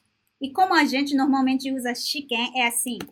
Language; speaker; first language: Portuguese; non-native, fluent; Japanese